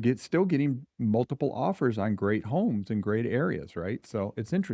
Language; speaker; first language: English; native; English